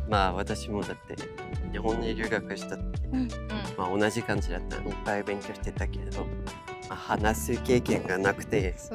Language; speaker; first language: Japanese; non-native, fluent; English